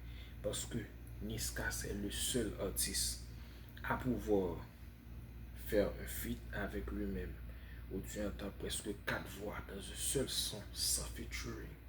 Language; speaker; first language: French; non-native, fluent; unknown